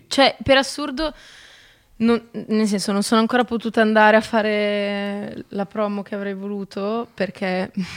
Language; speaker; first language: Italian; native; Italian